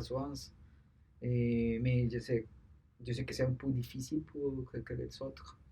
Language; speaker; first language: French; non-native, learner; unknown